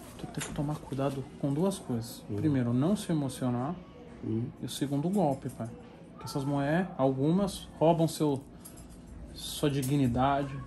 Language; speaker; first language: Portuguese; native; Portuguese